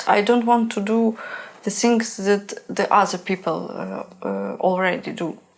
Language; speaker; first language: English; non-native, learner; Ukrainian